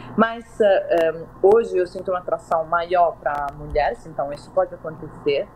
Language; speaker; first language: Portuguese; non-native, fluent; Italian